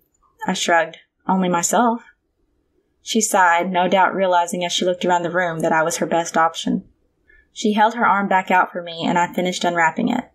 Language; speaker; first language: English; native; English